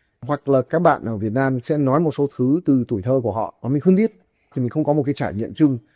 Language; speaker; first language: Vietnamese; non-native, fluent; English